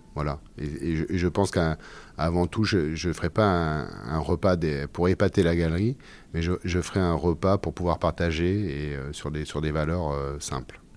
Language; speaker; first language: French; native; French